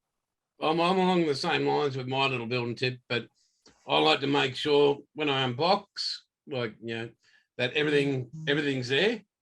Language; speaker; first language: English; native; English